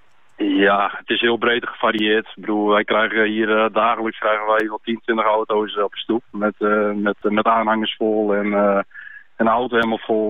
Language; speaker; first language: Dutch; native; Dutch